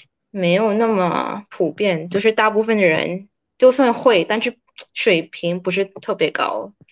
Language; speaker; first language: Chinese; early bilingual, heritage; Chinese